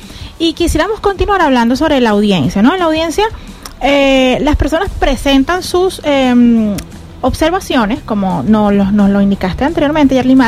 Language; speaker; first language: Spanish; native; Spanish